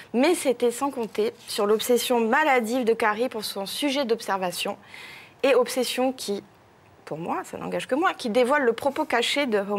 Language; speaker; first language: French; native; French